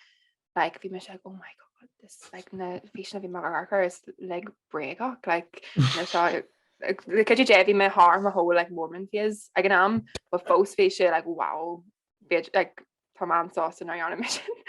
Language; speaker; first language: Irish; non-native, local second language; English